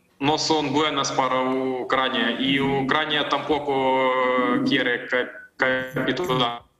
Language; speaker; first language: Spanish; non-native, fluent; Ukrainian